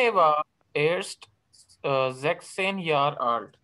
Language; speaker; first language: German; non-native, learner; Urdu